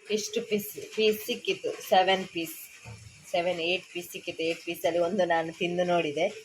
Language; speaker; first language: Kannada; non-native, local second language; Tulu